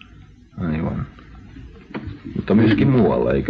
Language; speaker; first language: Finnish; native; Finnish